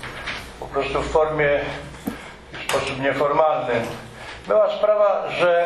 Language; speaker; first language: Polish; native; Polish